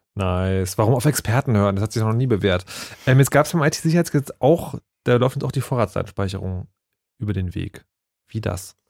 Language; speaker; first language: German; native; German